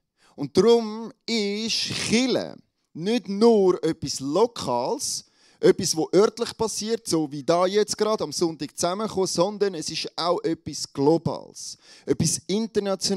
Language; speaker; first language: German; native; German